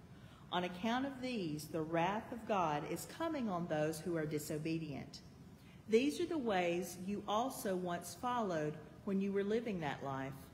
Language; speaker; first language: English; native; English